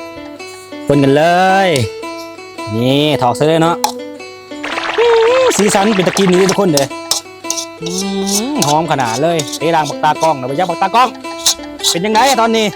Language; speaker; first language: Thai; non-native, local second language; Northeastern Thai